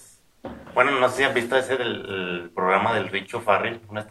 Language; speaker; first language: Spanish; native; Spanish